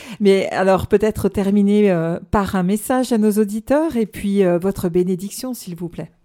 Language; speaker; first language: French; native; French